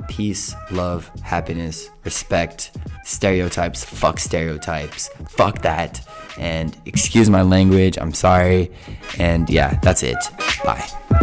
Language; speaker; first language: English; native; English